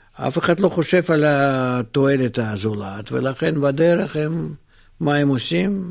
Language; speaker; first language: Hebrew; non-native, fluent; Russian